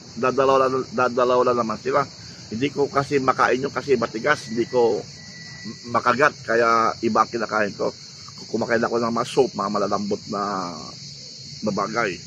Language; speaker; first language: Filipino; native; Filipino